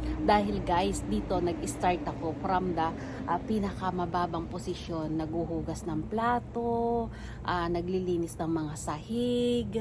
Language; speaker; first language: Filipino; native; Filipino